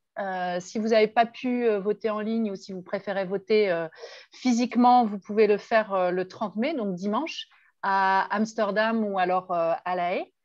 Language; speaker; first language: French; native; French